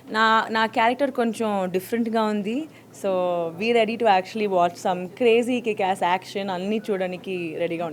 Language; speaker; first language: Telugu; non-native, fluent; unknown